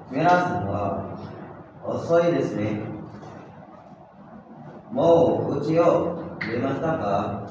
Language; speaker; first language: Japanese; non-native, learner; Indonesian